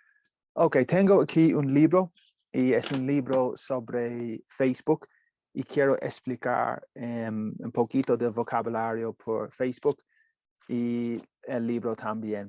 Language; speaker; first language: Spanish; non-native, learner; English